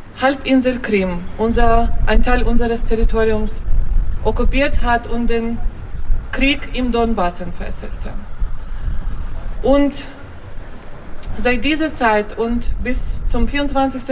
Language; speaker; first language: German; non-native, fluent; Ukrainian